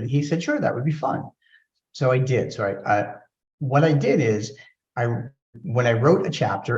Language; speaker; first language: English; native; English